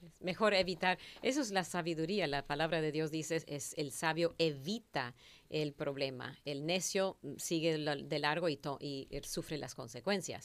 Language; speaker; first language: Spanish; native; Spanish